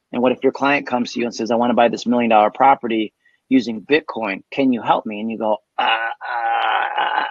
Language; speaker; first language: English; native; English